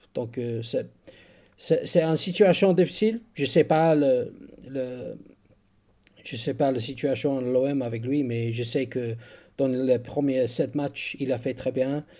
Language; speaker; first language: French; non-native, learner; English